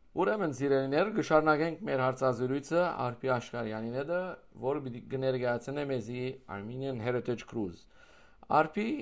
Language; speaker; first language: Armenian; early bilingual, heritage; Armenian